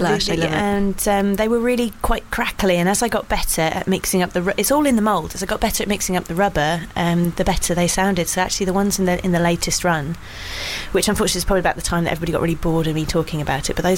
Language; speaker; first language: English; native; English